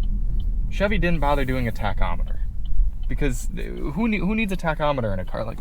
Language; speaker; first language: English; native; English